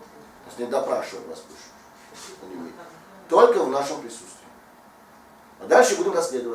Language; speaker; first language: Russian; non-native, fluent; Tajik